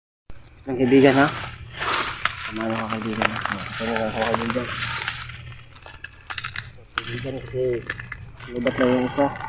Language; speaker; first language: Filipino; non-native, local second language; Cebuano